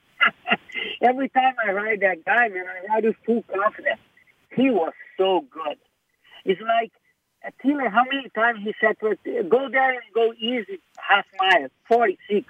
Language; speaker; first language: English; non-native, fluent; Portuguese